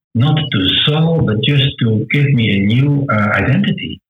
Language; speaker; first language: English; non-native, learner; Dutch